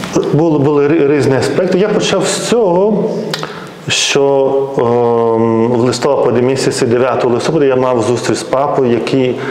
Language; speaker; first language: Ukrainian; non-native, fluent; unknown